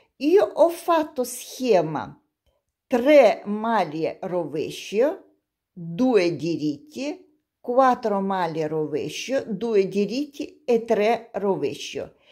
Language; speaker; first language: Italian; non-native, learner; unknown